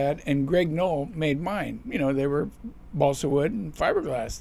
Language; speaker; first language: English; native; English